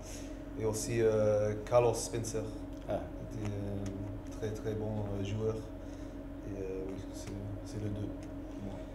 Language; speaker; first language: French; non-native, learner; English